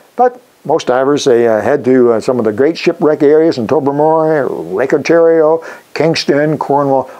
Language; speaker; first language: English; native; English